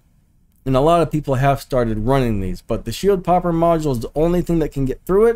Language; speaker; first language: English; native; English